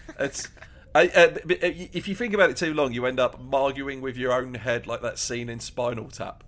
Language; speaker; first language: English; native; English